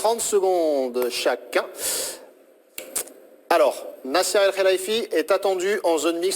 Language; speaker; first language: French; native; French